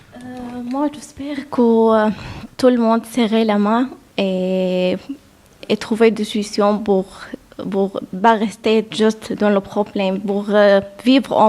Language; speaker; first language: French; non-native, learner; Arabic